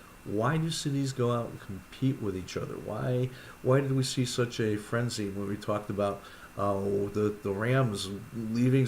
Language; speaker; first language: English; native; English